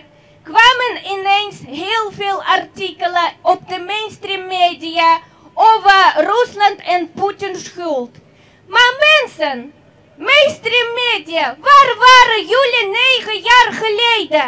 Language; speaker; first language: Dutch; non-native, fluent; Russian